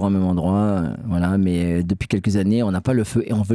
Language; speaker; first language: French; native; French